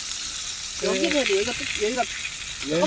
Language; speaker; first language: Korean; native; Korean